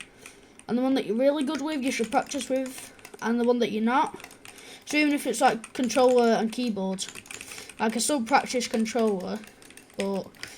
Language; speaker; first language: English; native; English